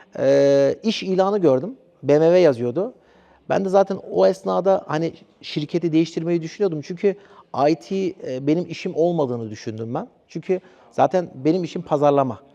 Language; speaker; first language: Turkish; early bilingual, heritage; Turkish